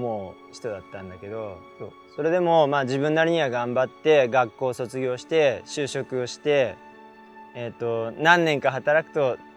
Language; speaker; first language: Japanese; native; Japanese